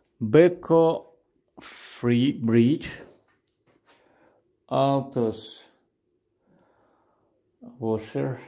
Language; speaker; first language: English; non-native, learner; Russian